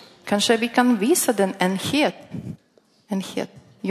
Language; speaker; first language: Swedish; non-native, learner; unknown